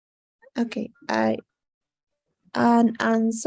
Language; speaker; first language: English; non-native, learner; Spanish